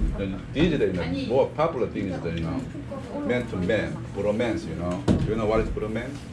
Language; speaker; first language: English; non-native, learner; Korean